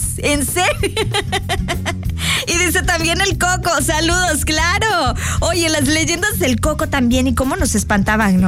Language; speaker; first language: Spanish; native; Spanish